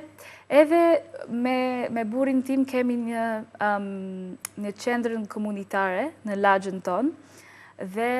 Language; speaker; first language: Albanian; non-native, learner; English